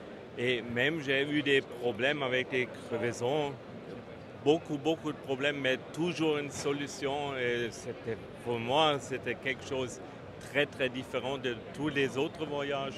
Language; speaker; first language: French; non-native, fluent; German